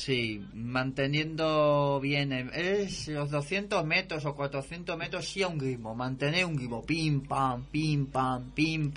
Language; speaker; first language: Spanish; native; Spanish